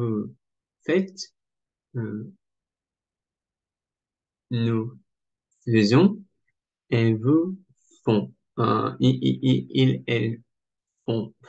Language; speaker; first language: French; non-native, learner; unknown